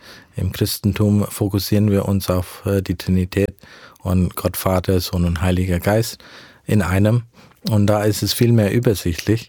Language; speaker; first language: German; early bilingual, heritage; German